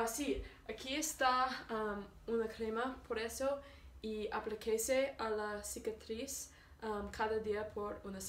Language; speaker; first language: Spanish; non-native, learner; English